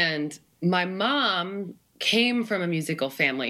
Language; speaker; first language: English; native; English